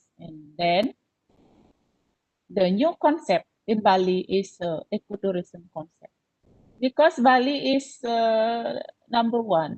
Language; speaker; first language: English; non-native, learner; Indonesian